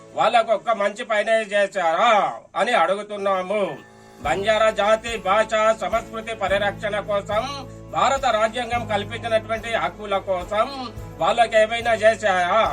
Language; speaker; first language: Telugu; non-native, local second language; Lambadi